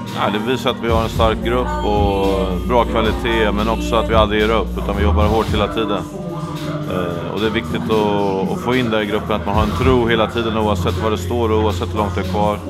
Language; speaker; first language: Swedish; native; Swedish